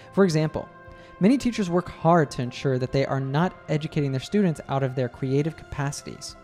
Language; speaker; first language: English; native; English